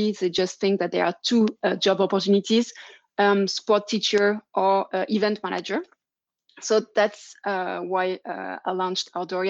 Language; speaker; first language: English; non-native, fluent; French